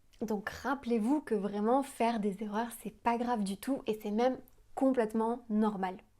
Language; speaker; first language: French; native; French